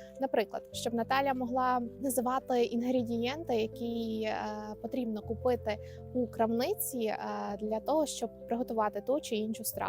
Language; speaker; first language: Ukrainian; native; Ukrainian